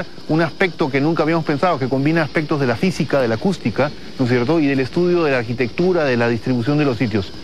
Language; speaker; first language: Spanish; native; Spanish